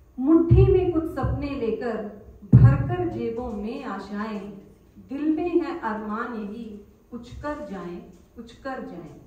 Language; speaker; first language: Hindi; native; Hindi